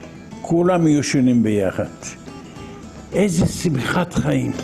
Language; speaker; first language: Hebrew; non-native, fluent; Ladino